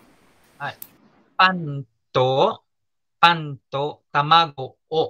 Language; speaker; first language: Japanese; non-native, fluent; Filipino